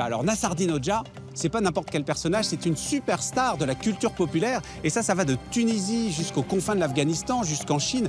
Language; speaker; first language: French; native; French